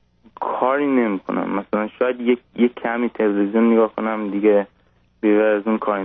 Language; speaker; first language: Persian; early bilingual, heritage; Persian